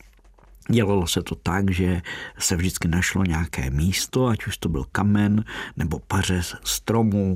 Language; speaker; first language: Czech; native; Czech